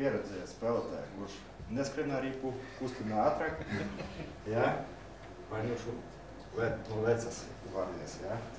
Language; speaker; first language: Latvian; non-native, local second language; Russian